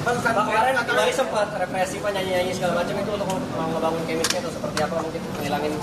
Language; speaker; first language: Indonesian; native; Indonesian